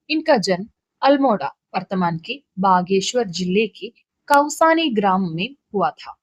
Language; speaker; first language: Hindi; non-native, local second language; Malayalam